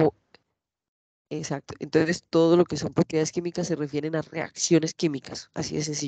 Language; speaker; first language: Spanish; native; Spanish